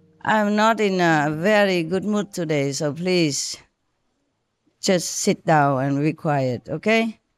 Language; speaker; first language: English; non-native, fluent; Vietnamese